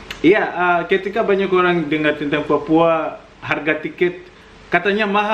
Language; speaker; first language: Indonesian; non-native, fluent; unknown